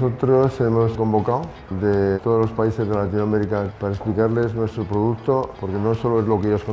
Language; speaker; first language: Spanish; native; Spanish